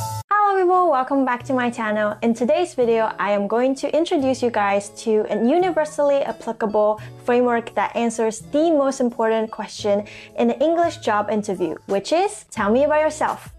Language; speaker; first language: English; non-native, fluent; Chinese